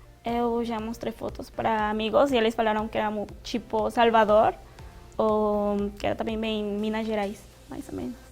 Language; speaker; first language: Portuguese; non-native, fluent; Spanish